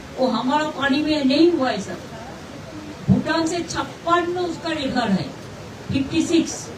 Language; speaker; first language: Hindi; non-native, local second language; Bangla